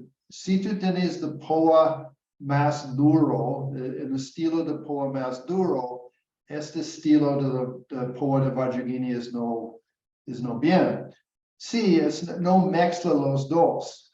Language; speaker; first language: Spanish; non-native, learner; English